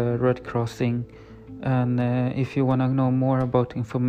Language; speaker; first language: English; non-native, learner; Swedish